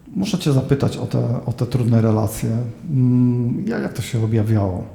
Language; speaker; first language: Polish; native; Polish